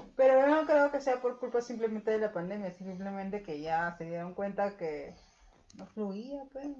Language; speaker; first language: Spanish; native; Spanish